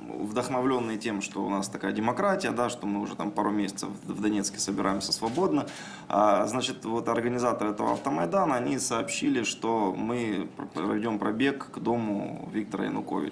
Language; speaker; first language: Russian; native; Russian